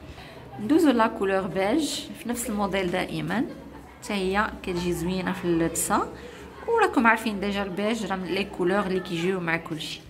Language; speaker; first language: Arabic; native; Arabic